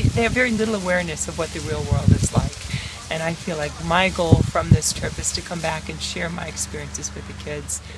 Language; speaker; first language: English; native; English